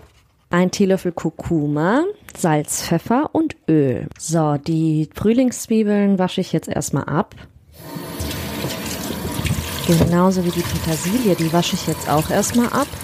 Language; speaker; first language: German; native; German